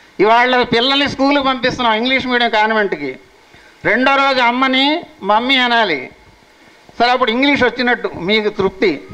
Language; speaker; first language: Telugu; non-native, local second language; Hindi